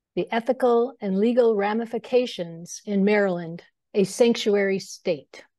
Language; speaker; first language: English; native; English